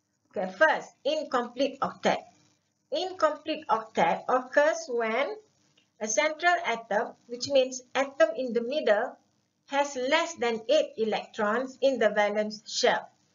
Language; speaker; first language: English; non-native, local second language; Malay